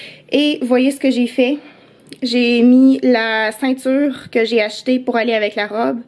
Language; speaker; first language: French; native; French